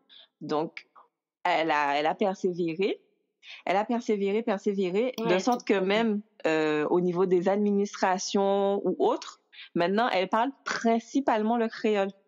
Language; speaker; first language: French; native; French